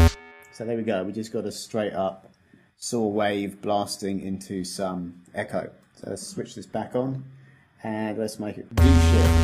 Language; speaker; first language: English; native; English